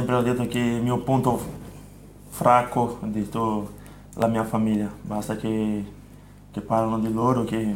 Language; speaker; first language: Italian; non-native, fluent; Portuguese